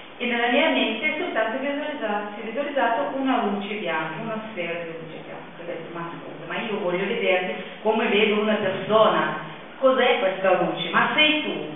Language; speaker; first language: Italian; non-native, fluent; Russian